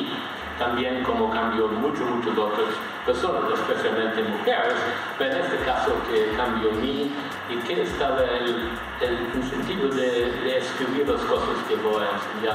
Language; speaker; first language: Spanish; non-native, fluent; German